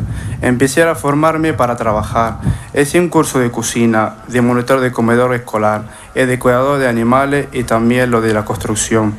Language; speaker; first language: Spanish; non-native, fluent; Arabic